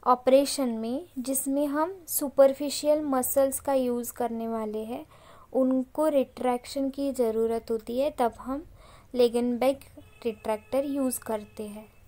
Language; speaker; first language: Hindi; non-native, local second language; Marathi